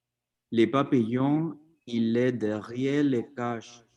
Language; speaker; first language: French; non-native, learner; Spanish